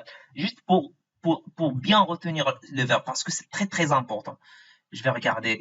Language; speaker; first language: French; non-native, fluent; Arabic